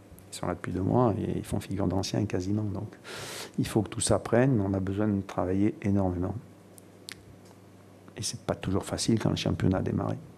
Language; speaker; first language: French; native; French